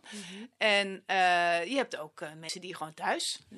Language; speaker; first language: Dutch; native; Dutch